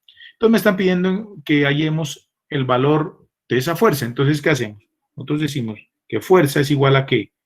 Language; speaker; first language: Spanish; native; Spanish